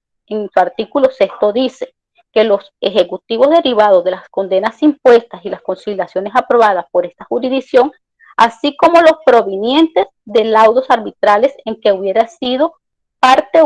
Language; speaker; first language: Spanish; native; Spanish